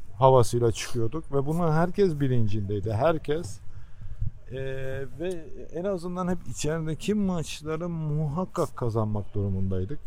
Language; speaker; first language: Turkish; early bilingual, heritage; Turkish